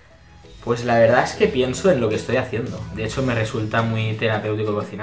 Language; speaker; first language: Spanish; early bilingual, other home language; Italian